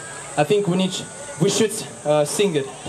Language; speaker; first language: English; non-native, learner; Ukrainian